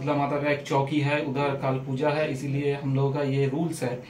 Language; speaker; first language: Hindi; non-native, local second language; Bangla